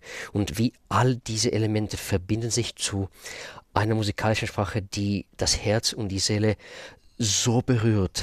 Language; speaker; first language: German; non-native, fluent; Russian